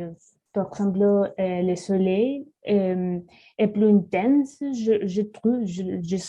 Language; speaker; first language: French; non-native, learner; Spanish